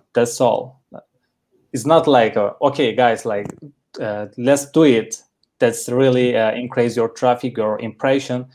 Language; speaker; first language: English; non-native, learner; Turkish